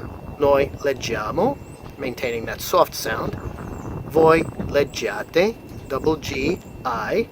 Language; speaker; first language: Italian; non-native, fluent; English